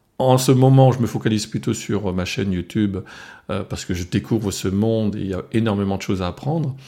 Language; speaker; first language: French; non-native, local second language; Swiss German